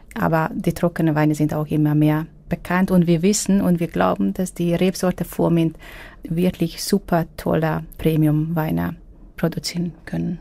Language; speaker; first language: German; non-native, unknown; Hungarian